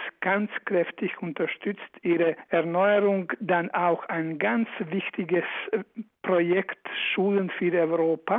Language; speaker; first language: German; non-native, fluent; Croatian